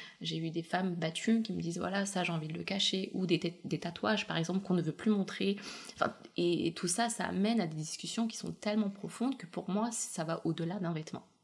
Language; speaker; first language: French; early bilingual, other home language; Russian